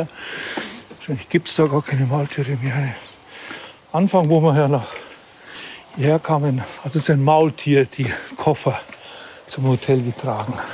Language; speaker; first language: German; native; German